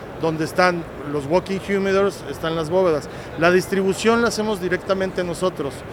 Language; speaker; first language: Spanish; native; Spanish